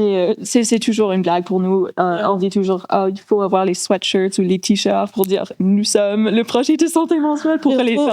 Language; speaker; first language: French; non-native, local second language; English